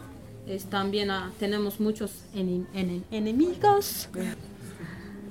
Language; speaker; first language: Spanish; non-native, learner; Kurdish